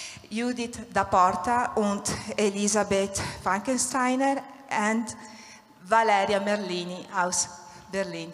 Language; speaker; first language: German; non-native, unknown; Italian